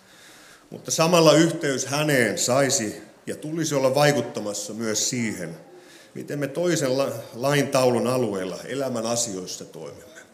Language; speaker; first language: Finnish; native; Finnish